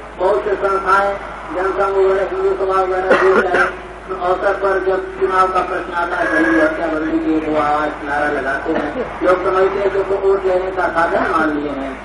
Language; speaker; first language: Hindi; native; Hindi